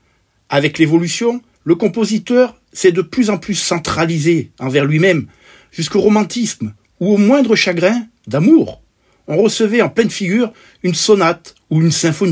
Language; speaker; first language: French; native; French